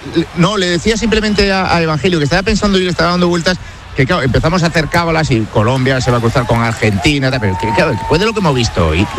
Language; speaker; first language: Spanish; native; Spanish